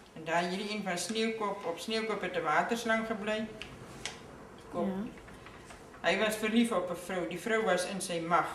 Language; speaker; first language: Afrikaans; native; Afrikaans